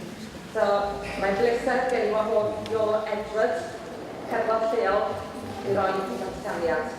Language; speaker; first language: Welsh; native; Welsh